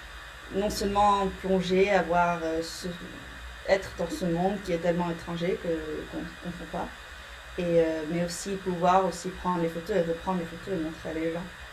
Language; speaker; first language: French; early bilingual, heritage; English